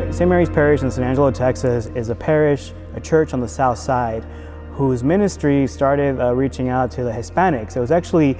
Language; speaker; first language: English; native; English